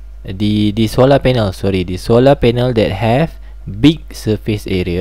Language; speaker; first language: English; non-native, local second language; Malay